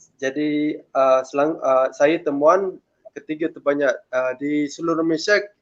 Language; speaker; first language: Malay; non-native, local second language; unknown